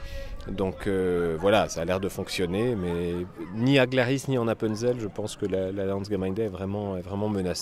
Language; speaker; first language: French; native; French